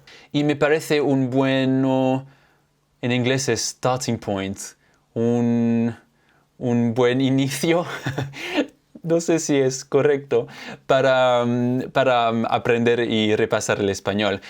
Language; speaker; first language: Spanish; non-native, fluent; French